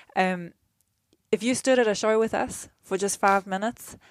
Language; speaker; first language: English; native; English